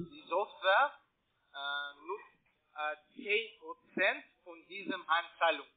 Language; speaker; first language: German; non-native, learner; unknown